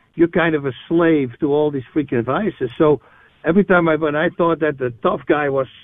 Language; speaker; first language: English; non-native, fluent; Dutch